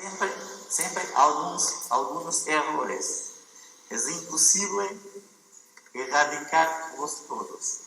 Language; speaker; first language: Portuguese; non-native, fluent; Spanish